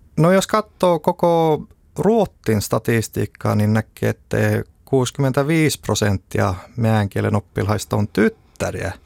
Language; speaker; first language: Finnish; native; Finnish